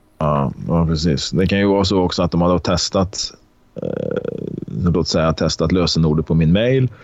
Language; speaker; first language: Swedish; native; Swedish